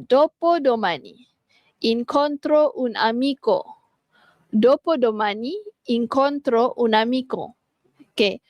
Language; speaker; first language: Italian; non-native, fluent; Malay